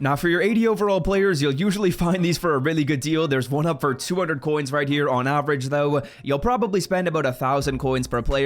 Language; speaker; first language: English; native; English